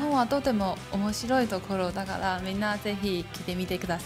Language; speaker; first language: Japanese; non-native, learner; Chinese